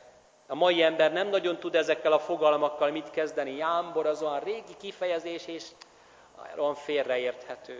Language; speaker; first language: Hungarian; native; Hungarian